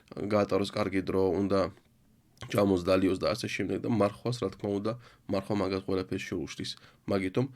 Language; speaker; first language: Georgian; non-native, local second language; Azerbaijani